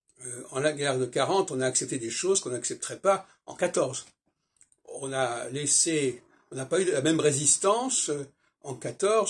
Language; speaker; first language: French; native; French